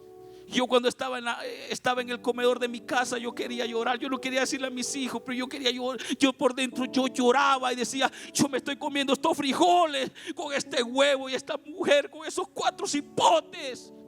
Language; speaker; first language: Spanish; native; Spanish